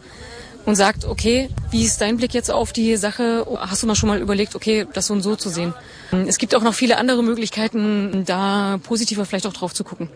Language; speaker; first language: German; native; German